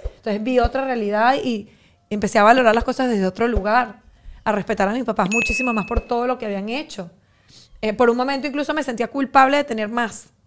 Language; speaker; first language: Spanish; native; Spanish